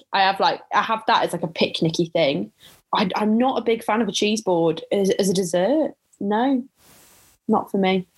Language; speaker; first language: English; native; English